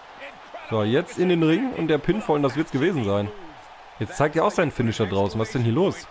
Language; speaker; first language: German; native; German